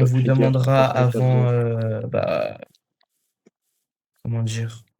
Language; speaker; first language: French; native; French